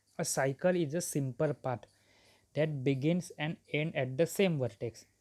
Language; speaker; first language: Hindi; non-native, local second language; Marathi